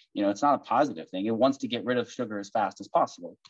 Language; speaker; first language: English; native; English